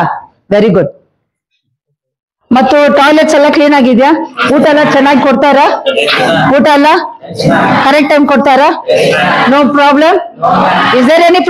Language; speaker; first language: Kannada; non-native, local second language; Tamil